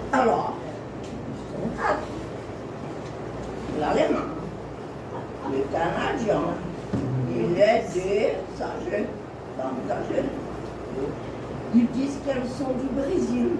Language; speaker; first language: French; non-native, learner; Portuguese